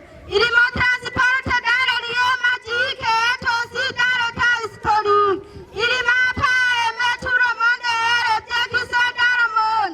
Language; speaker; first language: French; non-native, learner; Rundi